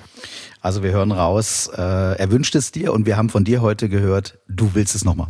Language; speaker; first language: German; native; German